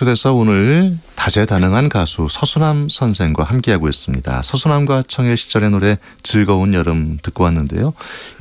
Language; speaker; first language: Korean; native; Korean